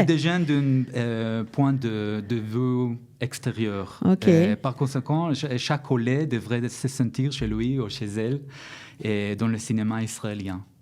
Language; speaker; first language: French; non-native, learner; Hebrew